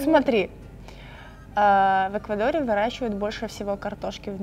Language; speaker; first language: Russian; native; Russian